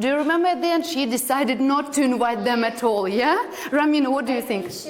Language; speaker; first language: English; non-native, fluent; Russian